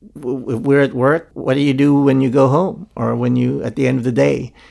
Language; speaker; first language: English; non-native, local second language; Filipino